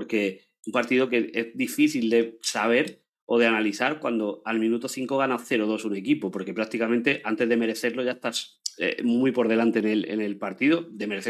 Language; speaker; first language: Spanish; native; Spanish